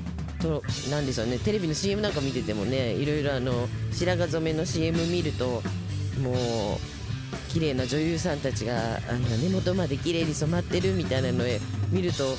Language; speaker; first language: Japanese; native; Japanese